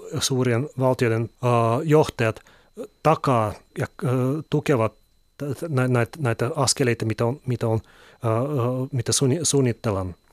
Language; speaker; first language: Finnish; non-native, fluent; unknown